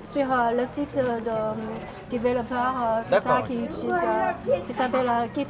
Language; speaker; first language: French; non-native, fluent; Chinese